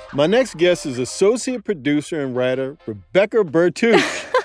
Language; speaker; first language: English; native; English